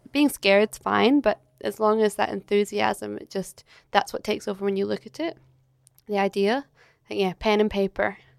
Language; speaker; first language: English; native; English